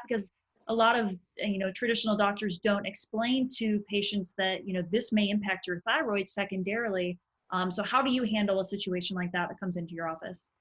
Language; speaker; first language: English; native; English